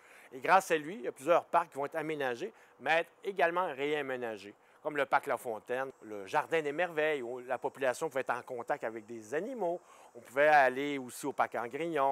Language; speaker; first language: French; native; French